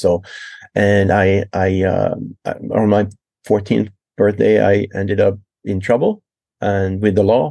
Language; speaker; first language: English; non-native, fluent; French